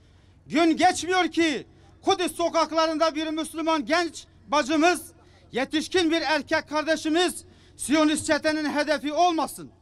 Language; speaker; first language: Turkish; native; Turkish